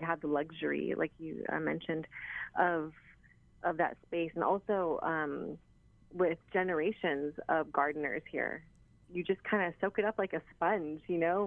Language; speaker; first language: English; native; English